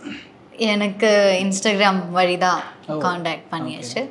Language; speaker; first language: Tamil; non-native, learner; Malayalam